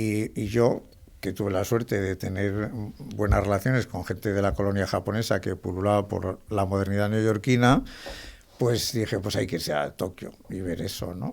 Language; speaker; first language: Spanish; native; Spanish